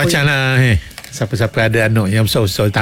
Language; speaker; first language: Malay; native; Malay